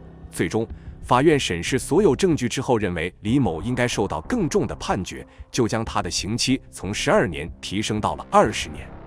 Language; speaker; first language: Chinese; native; Chinese